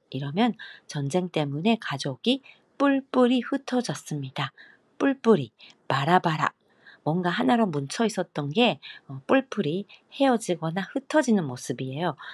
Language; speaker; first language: Korean; non-native, fluent; Japanese